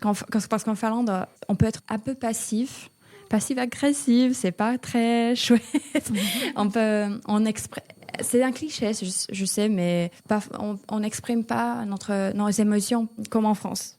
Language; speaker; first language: French; non-native, fluent; Finnish